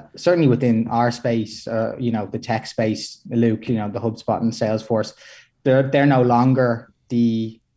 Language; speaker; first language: English; native; English